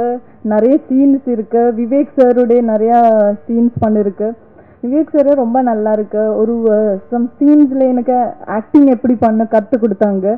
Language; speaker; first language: Tamil; non-native, learner; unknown